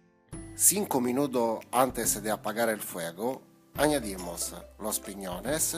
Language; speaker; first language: Spanish; non-native, fluent; Italian